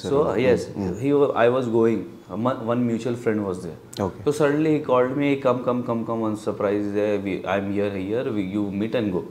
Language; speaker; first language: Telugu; non-native, learner; Hindi